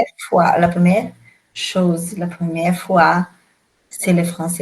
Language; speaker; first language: French; non-native, learner; Portuguese